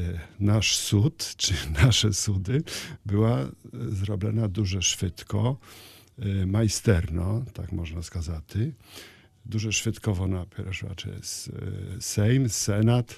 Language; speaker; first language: Ukrainian; non-native, learner; Polish